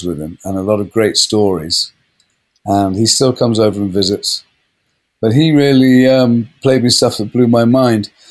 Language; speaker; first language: English; native; English